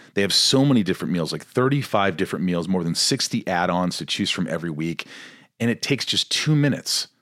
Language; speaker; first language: English; native; English